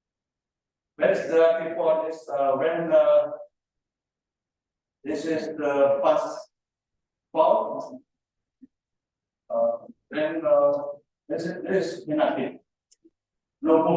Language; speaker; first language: English; non-native, learner; Indonesian